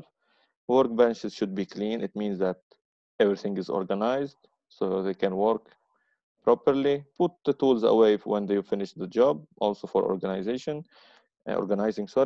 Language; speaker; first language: English; non-native, fluent; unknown